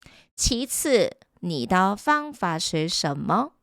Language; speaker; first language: Chinese; non-native, fluent; Korean